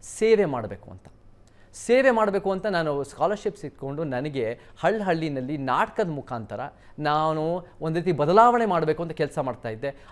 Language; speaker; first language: Kannada; early bilingual, heritage; Kannada